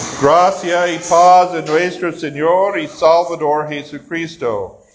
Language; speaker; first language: Spanish; non-native, learner; English